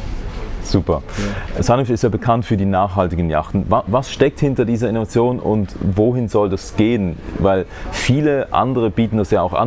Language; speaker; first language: German; native; German